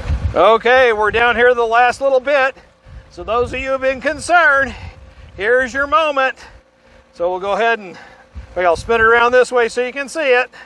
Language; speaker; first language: English; native; English